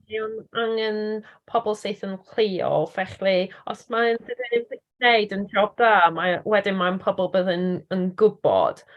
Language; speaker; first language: Welsh; non-native, learner; English